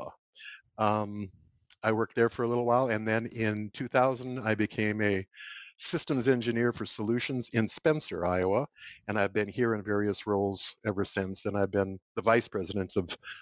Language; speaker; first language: English; native; English